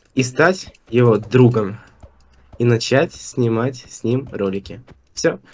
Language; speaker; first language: Russian; native; Russian